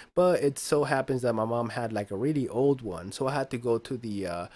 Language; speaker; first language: English; early bilingual, other home language; Spanish